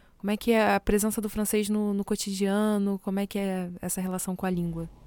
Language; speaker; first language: Portuguese; native; Portuguese